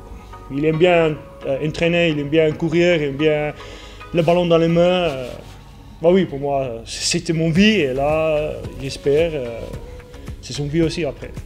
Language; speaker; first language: French; non-native, learner; Afrikaans